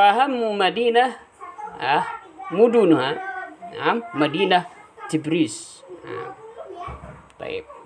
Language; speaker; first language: Arabic; non-native, fluent; Indonesian